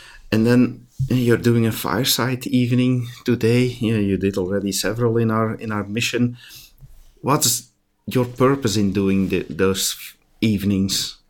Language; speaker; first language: English; non-native, fluent; Dutch